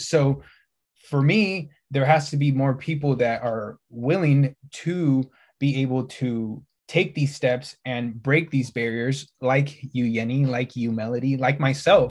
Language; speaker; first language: English; native; English